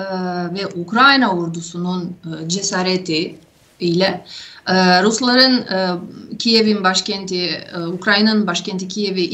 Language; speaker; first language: Turkish; non-native, fluent; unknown